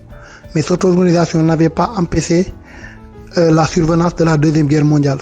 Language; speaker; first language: French; non-native, local second language; Wolof